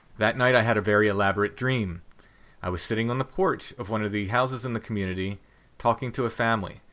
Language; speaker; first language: English; native; English